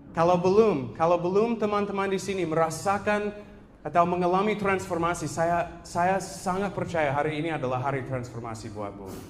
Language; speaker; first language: Indonesian; non-native, fluent; English